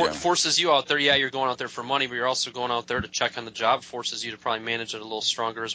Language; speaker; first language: English; native; English